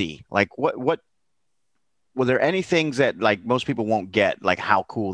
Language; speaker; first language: English; native; English